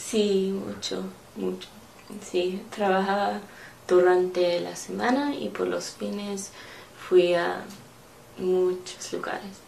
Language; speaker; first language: Spanish; non-native, learner; English